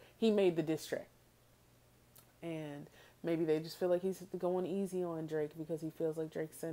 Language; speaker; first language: English; native; English